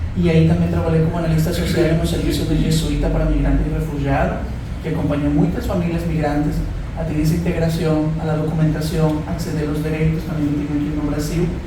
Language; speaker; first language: Portuguese; non-native, fluent; Spanish